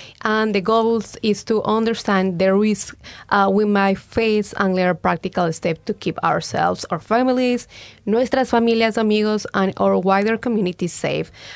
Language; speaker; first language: English; non-native, fluent; Spanish